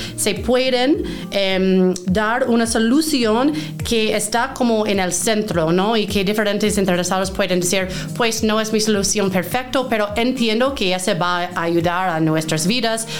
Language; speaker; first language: Spanish; non-native, fluent; English